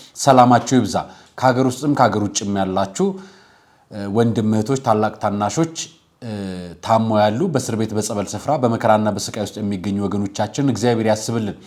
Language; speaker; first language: Amharic; native; Amharic